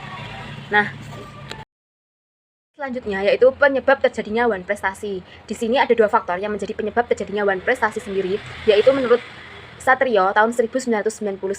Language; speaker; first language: Indonesian; native; Indonesian